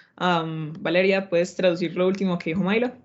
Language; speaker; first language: Spanish; native; Spanish